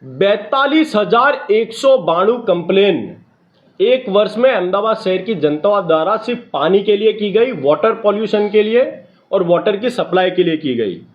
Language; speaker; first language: Hindi; non-native, local second language; Gujarati